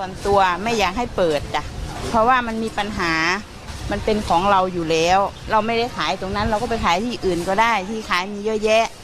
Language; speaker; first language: Thai; native; Thai